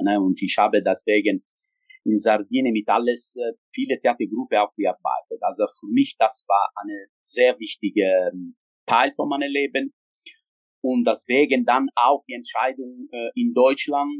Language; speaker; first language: German; non-native, fluent; Italian